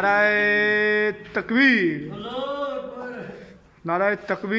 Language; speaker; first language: Urdu; non-native, local second language; Punjabi